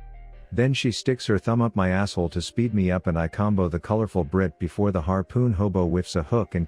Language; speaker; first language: English; native; English